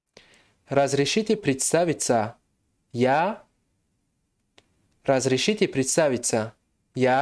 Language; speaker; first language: Russian; non-native, fluent; Tajik